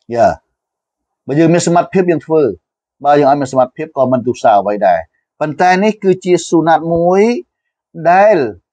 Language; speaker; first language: Khmer; non-native, local second language; Western Cham